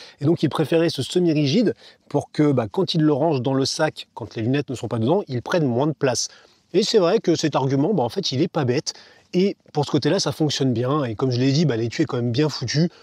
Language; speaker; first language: French; native; French